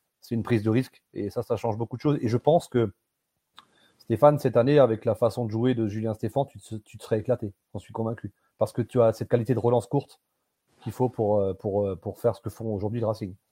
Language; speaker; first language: French; native; French